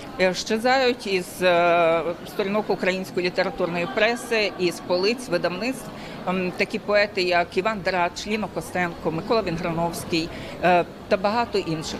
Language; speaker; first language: Ukrainian; native; Ukrainian